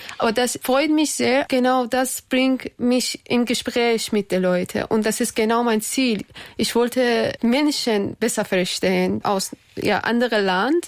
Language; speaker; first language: German; non-native, learner; Persian